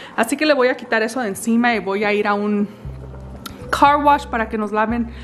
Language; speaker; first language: Spanish; early bilingual, heritage; Spanish